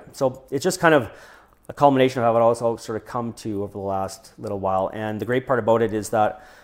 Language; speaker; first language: English; native; English